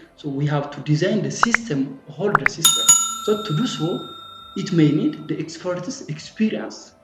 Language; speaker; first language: English; non-native, local second language; Amharic